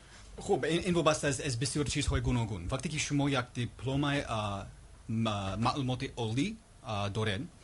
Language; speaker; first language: Persian; non-native, learner; English